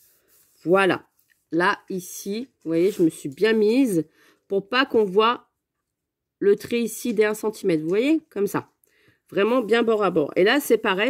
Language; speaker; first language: French; native; French